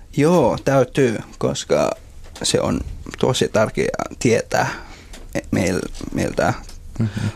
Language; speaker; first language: Finnish; non-native, learner; Filipino